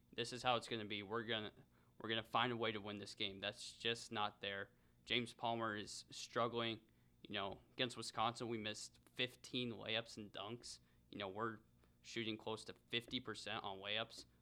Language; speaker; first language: English; native; English